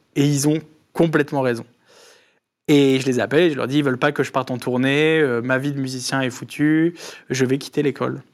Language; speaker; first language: French; native; French